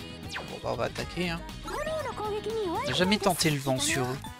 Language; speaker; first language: French; native; French